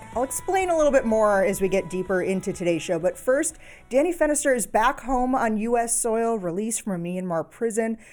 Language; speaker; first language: English; native; English